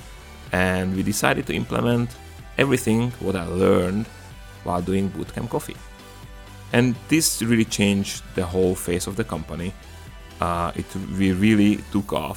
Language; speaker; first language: English; non-native, fluent; Hungarian